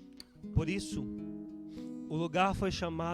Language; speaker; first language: Portuguese; native; Portuguese